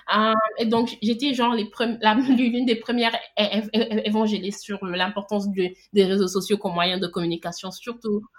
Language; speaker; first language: French; non-native, local second language; Wolof